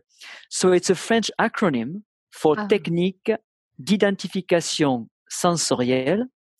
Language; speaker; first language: English; non-native, fluent; French